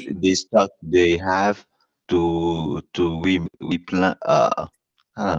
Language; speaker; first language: English; non-native, learner; Haitian Creole